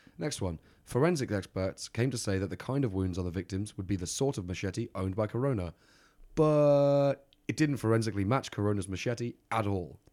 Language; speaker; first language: English; native; English